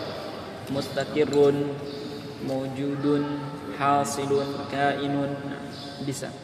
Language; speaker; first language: Arabic; non-native, fluent; Indonesian